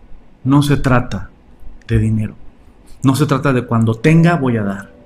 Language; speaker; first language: Spanish; native; Spanish